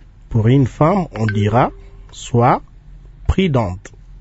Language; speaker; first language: French; non-native, local second language; Lingala